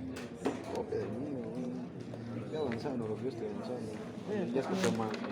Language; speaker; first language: Spanish; native; Spanish